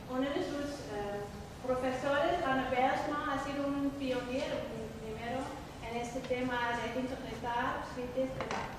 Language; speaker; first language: Spanish; non-native, fluent; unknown